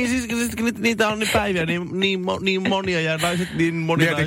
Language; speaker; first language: Finnish; native; Finnish